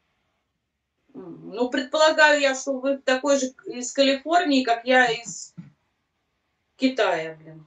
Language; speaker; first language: Russian; native; Russian